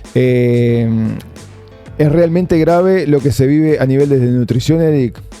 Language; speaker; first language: Spanish; native; Spanish